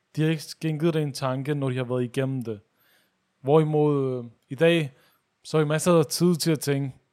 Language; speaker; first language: Danish; early bilingual, other home language; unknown